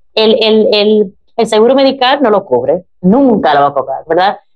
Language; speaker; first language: Spanish; early bilingual, heritage; Spanish